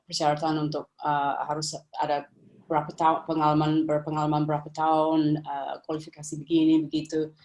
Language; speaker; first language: Indonesian; non-native, fluent; English